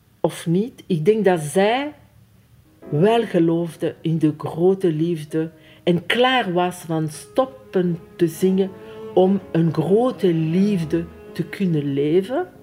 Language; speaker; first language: Dutch; non-native, fluent; French